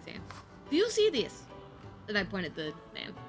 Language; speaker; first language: English; native; English